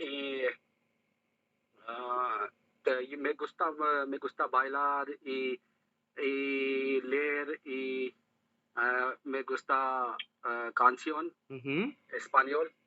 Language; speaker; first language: Spanish; non-native, learner; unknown